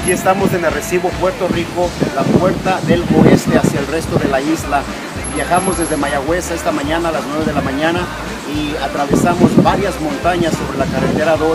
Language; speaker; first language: Spanish; native; Spanish